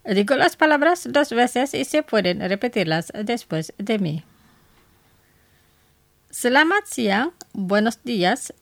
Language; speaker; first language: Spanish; non-native, fluent; Indonesian